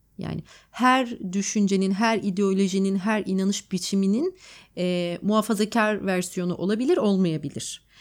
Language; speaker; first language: Turkish; native; Turkish